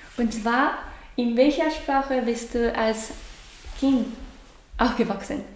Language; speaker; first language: German; non-native, learner; Japanese